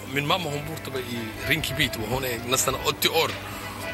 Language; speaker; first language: Swedish; non-native, learner; Somali